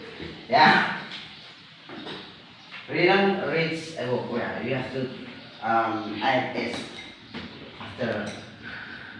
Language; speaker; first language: English; non-native, learner; Indonesian